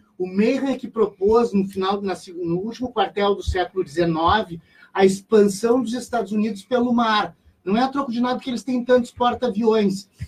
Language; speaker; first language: Portuguese; native; Portuguese